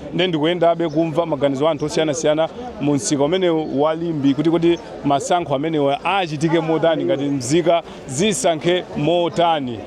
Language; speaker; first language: Nyanja; native; Nyanja